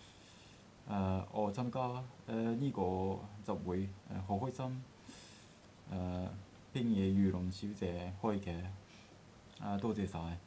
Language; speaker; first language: Cantonese; non-native, learner; Japanese